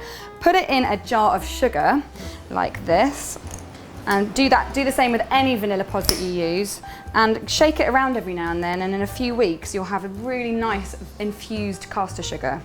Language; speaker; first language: English; native; English